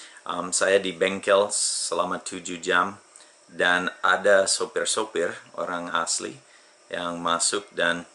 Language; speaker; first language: Indonesian; non-native, fluent; English